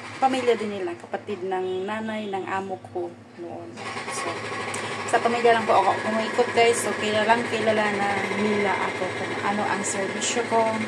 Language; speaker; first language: Filipino; non-native, local second language; Cebuano